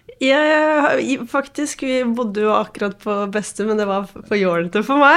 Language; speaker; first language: Norwegian; native; Norwegian